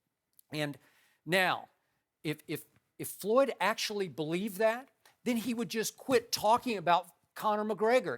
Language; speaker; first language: English; native; English